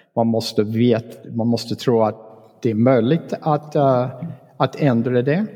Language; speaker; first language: Swedish; non-native, fluent; English